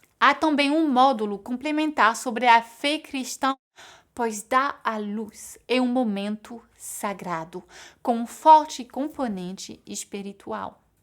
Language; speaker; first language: Portuguese; non-native, fluent; French